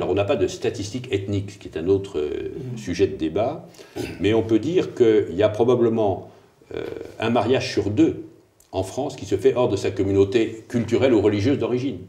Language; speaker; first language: French; native; French